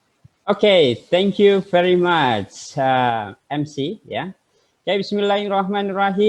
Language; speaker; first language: English; non-native, fluent; Indonesian